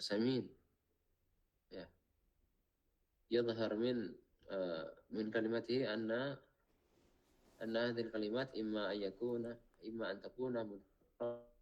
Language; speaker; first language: Arabic; non-native, fluent; Indonesian